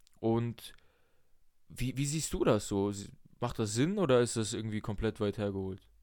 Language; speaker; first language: German; early bilingual, other home language; Russian